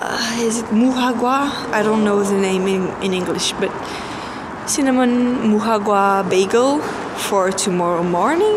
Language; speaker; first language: English; non-native, fluent; French